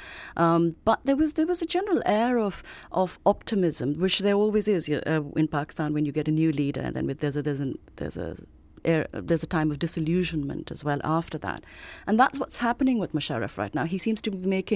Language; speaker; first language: English; non-native, local second language; Urdu